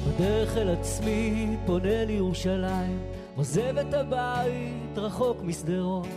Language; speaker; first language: Hebrew; native; Hebrew